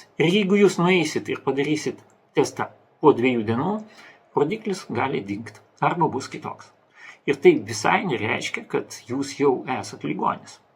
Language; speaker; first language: Lithuanian; non-native, local second language; Russian